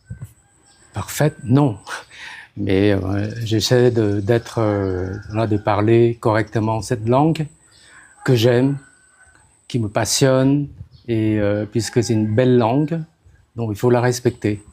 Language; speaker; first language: French; non-native, fluent; Khmer